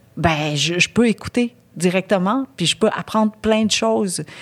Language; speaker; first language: French; early bilingual, other home language; Vietnamese